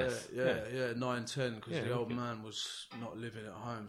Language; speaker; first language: English; native; English